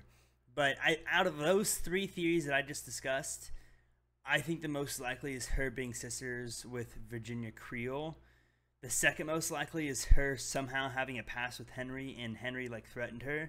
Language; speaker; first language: English; native; English